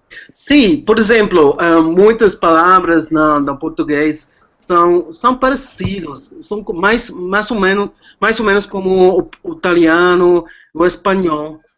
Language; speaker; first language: Portuguese; non-native, fluent; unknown